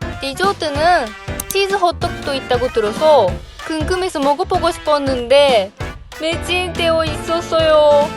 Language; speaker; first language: Korean; non-native, learner; Japanese